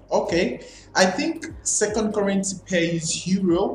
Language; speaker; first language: English; non-native, learner; Portuguese